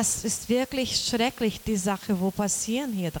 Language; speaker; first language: German; non-native, learner; Portuguese